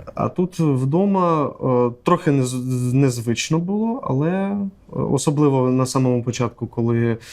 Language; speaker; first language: Ukrainian; non-native, local second language; Russian